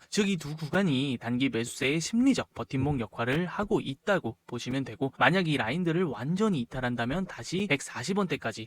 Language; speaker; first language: Korean; native; Korean